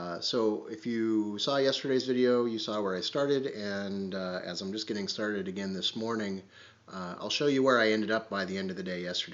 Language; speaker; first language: English; native; English